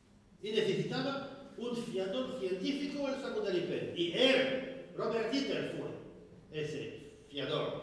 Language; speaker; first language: Spanish; non-native, fluent; French